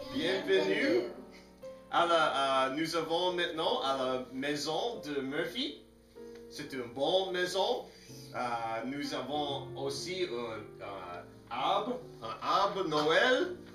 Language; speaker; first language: French; non-native, learner; English